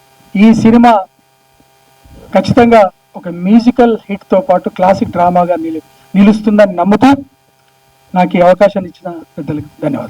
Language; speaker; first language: Telugu; native; Telugu